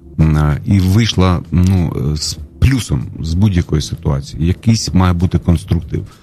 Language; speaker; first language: Ukrainian; non-native, local second language; Russian